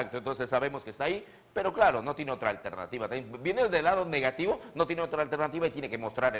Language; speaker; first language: Spanish; native; Spanish